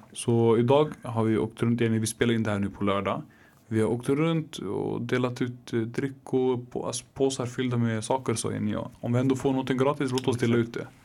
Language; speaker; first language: Swedish; early bilingual, other home language; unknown